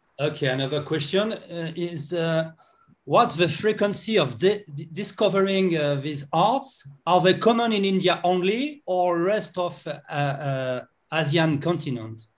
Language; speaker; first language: English; non-native, learner; French